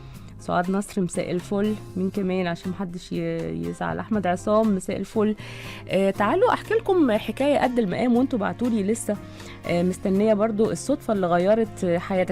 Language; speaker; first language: Arabic; native; Arabic